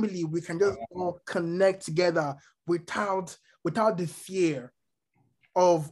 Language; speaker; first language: English; non-native, local second language; Yoruba